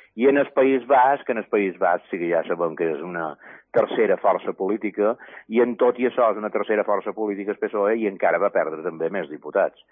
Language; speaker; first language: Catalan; native; Catalan